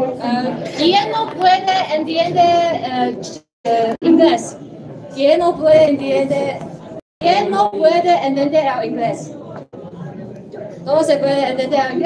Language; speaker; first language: Spanish; non-native, learner; Chinese